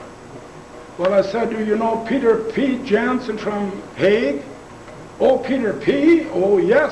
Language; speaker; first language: English; non-native, local second language; Plautdietsch